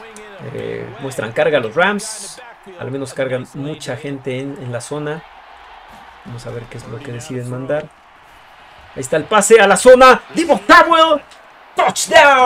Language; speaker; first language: Spanish; native; Spanish